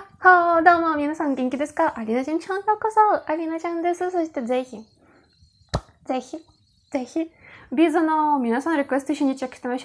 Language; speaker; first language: Japanese; non-native, learner; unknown